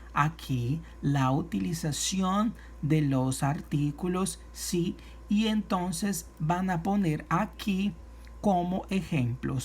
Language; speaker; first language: Spanish; non-native, fluent; Portuguese